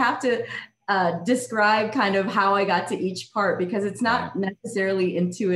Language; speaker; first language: English; native; English